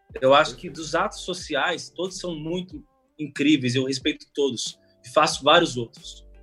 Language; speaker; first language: Portuguese; native; Portuguese